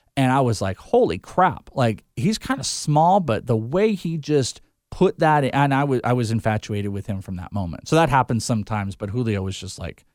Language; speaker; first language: English; native; English